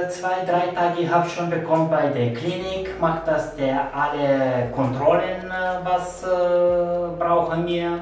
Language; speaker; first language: German; non-native, learner; Turkish